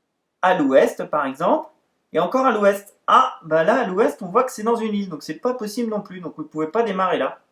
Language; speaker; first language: French; native; French